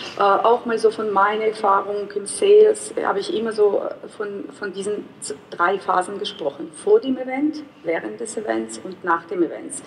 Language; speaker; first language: German; non-native, fluent; Russian